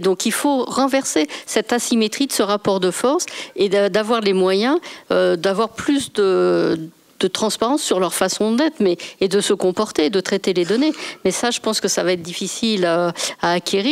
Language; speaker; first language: French; native; French